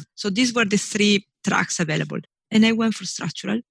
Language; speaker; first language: English; non-native, fluent; Italian